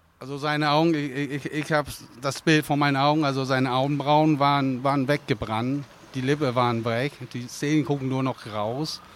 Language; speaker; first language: German; non-native, fluent; Vietnamese